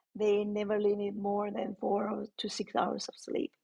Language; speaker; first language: English; non-native, fluent; Chinese